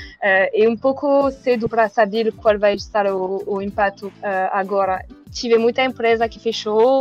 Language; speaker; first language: Portuguese; non-native, learner; French